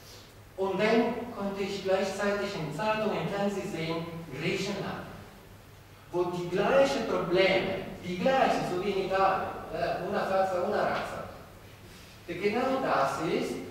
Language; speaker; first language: German; non-native, fluent; Italian